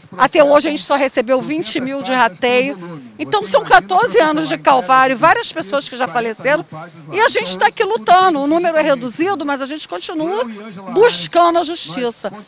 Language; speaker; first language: Portuguese; native; Portuguese